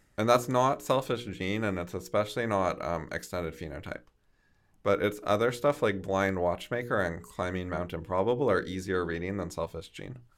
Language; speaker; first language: English; native; English